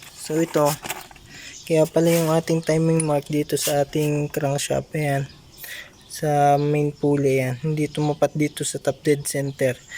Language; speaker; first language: Filipino; native; Filipino